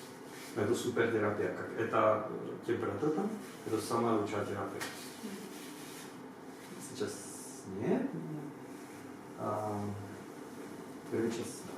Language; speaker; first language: Russian; non-native, learner; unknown